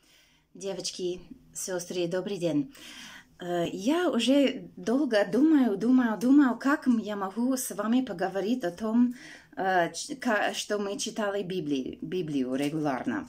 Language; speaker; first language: Russian; non-native, fluent; English